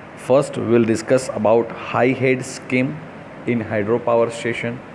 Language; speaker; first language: English; non-native, local second language; Gujarati